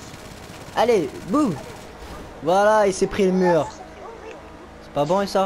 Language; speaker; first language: French; native; French